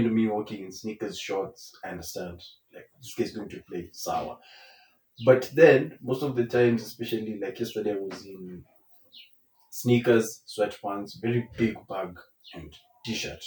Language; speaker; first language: English; non-native, local second language; Swahili